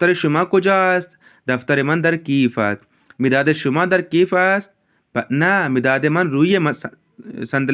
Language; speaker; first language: Persian; non-native, fluent; Urdu